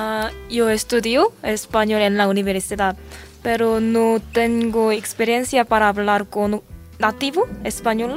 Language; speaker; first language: Spanish; non-native, learner; Korean